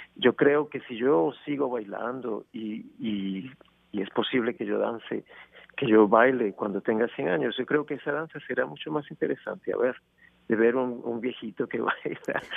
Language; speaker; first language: Spanish; native; Spanish